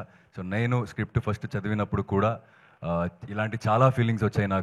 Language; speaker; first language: Telugu; non-native, fluent; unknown